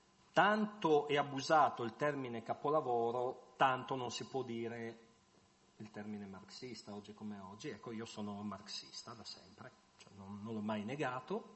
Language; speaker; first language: Italian; native; Italian